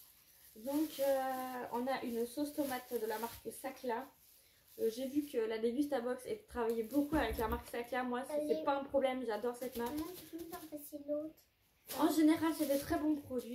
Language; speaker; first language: French; native; French